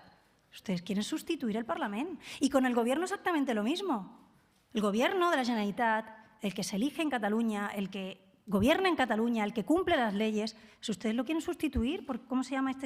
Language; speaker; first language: Spanish; native; Spanish